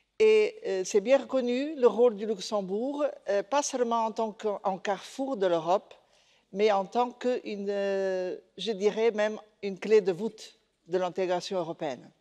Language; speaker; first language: French; non-native, fluent; Portuguese